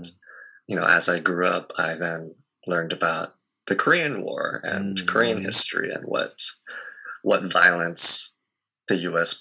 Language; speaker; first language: English; native; English